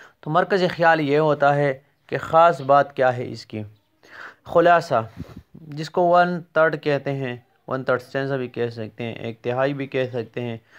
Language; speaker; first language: Urdu; non-native, local second language; Pashto